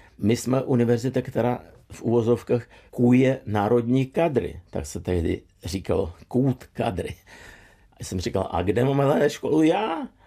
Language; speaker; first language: Czech; non-native, fluent; Russian